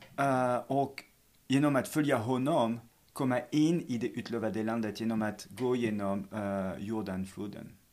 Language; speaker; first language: Swedish; non-native, fluent; French